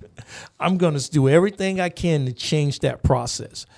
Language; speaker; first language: English; native; English